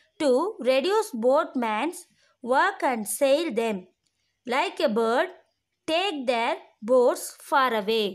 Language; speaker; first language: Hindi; non-native, local second language; Tamil